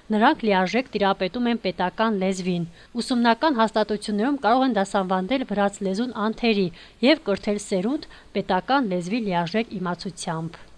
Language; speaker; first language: Armenian; native; Armenian